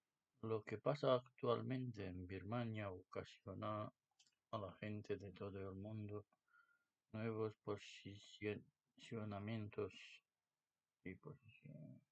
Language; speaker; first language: Spanish; non-native, fluent; Romanian